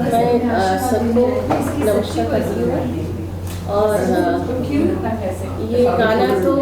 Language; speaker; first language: Hindi; non-native, local second language; Bangla